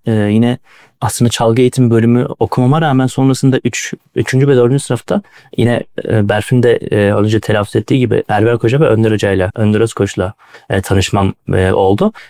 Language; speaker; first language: Turkish; native; Turkish